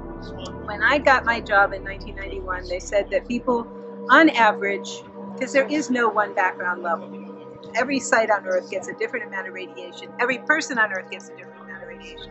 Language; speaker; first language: English; native; English